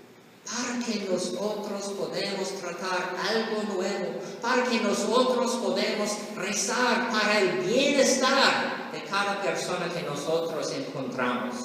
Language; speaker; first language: Spanish; non-native, learner; English